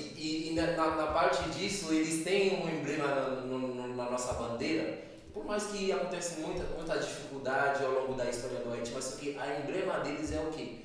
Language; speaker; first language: Portuguese; non-native, fluent; Haitian Creole